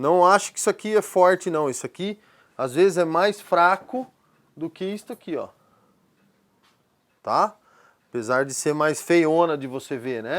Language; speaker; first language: Portuguese; native; Portuguese